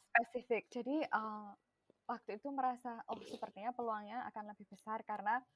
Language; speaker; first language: Indonesian; non-native, local second language; Javanese